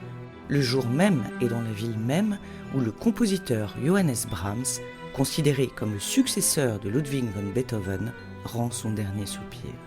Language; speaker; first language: French; native; French